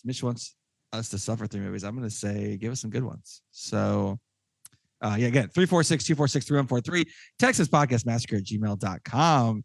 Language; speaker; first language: English; native; English